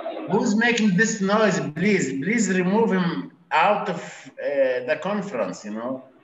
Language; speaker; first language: English; non-native, fluent; Arabic